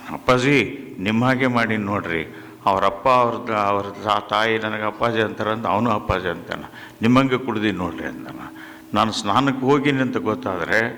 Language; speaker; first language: Kannada; native; Kannada